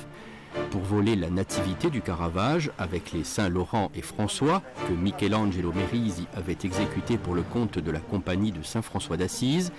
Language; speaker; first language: French; native; French